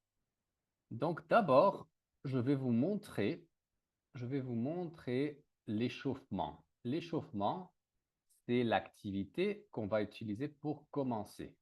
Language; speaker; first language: French; native; French